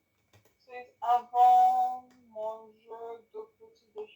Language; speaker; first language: French; non-native, learner; English